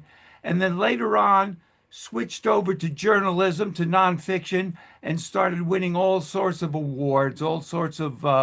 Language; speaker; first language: English; native; English